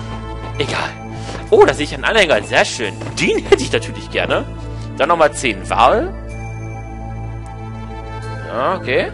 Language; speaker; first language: German; native; German